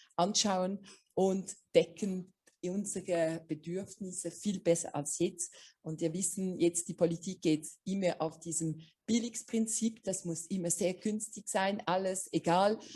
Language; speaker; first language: German; non-native, local second language; French